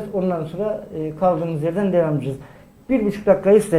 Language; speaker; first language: Turkish; native; Turkish